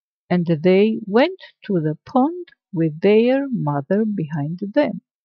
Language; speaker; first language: English; non-native, fluent; Armenian